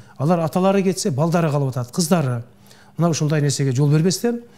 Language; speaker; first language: Kyrgyz; native; Kyrgyz